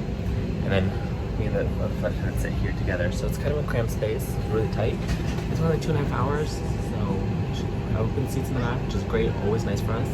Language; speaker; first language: English; native; English